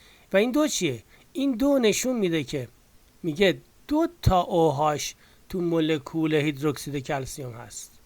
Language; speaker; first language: Persian; native; Persian